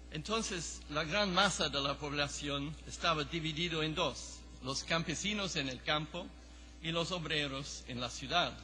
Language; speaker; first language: Spanish; non-native, fluent; English